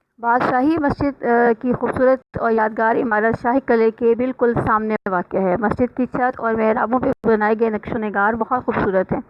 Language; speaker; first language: Urdu; native; Urdu